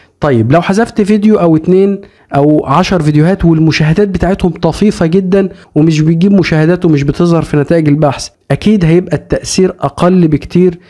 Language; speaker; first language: Arabic; native; Arabic